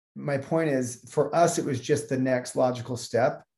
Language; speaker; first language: English; native; English